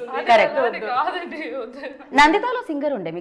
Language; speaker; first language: Telugu; native; Telugu